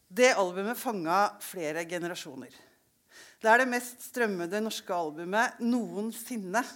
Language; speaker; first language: Norwegian; native; Norwegian